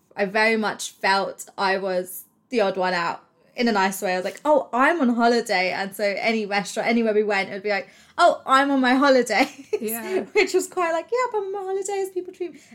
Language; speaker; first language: English; native; English